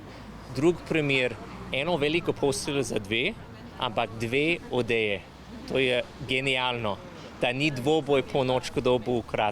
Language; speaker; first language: Slovenian; non-native, learner; English